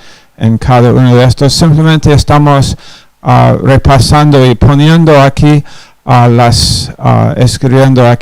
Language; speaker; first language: Spanish; non-native, fluent; English